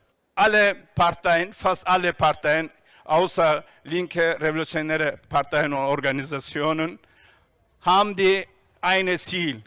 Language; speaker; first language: German; non-native, fluent; Turkish